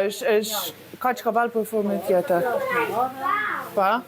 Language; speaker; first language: Albanian; non-native, learner; English